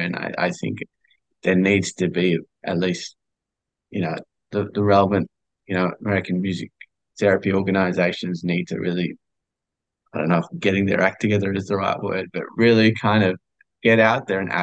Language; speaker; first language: English; native; English